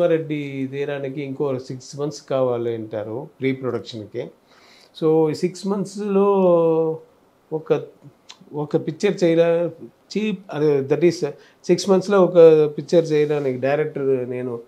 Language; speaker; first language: Telugu; non-native, learner; Tamil